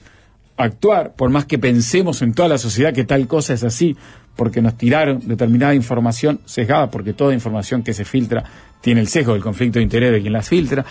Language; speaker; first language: Spanish; native; Spanish